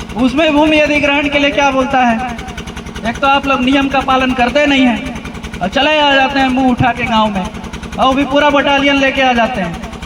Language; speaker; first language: Hindi; non-native, local second language; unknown